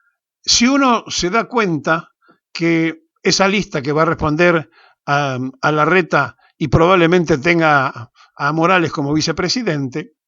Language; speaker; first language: Spanish; native; Spanish